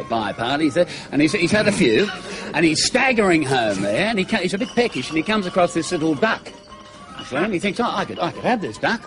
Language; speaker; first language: English; native; English